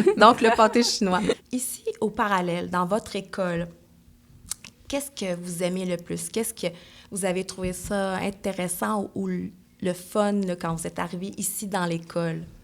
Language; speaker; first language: French; native; French